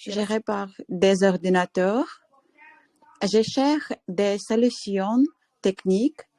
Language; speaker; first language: French; non-native, learner; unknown